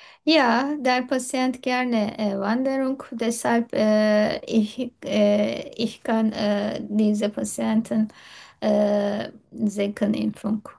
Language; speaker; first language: German; non-native, learner; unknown